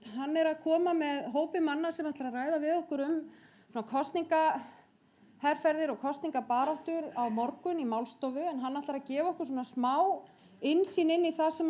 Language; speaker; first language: Icelandic; native; Icelandic